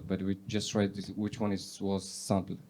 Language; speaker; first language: English; non-native, learner; Persian